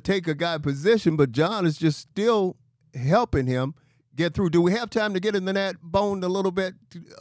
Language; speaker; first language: English; native; English